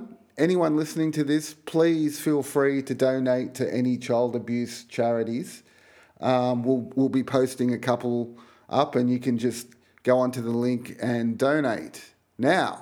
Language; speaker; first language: English; native; English